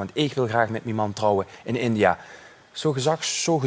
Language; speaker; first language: Dutch; native; Dutch